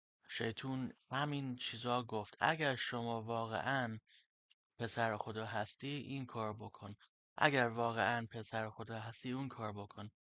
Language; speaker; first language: Persian; early bilingual, heritage; Persian